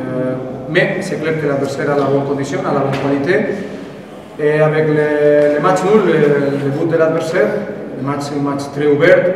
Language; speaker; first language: French; non-native, learner; Spanish